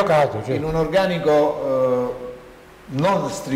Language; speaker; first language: Italian; native; Italian